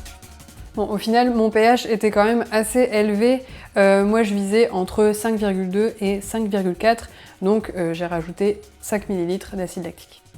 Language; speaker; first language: French; native; French